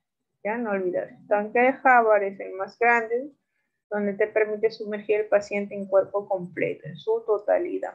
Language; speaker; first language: Spanish; native; Spanish